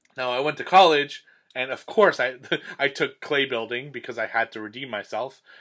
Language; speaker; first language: English; native; English